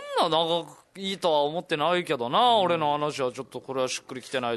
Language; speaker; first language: Japanese; native; Japanese